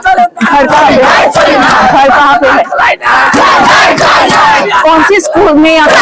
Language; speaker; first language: Hindi; non-native, local second language; Bangla